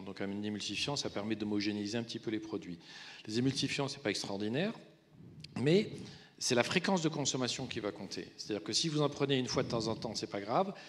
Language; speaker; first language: French; native; French